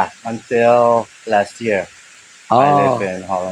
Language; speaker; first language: English; early bilingual, heritage; Dutch